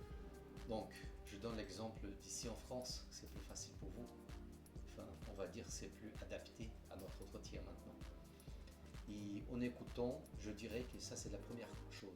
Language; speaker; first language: French; non-native, fluent; Portuguese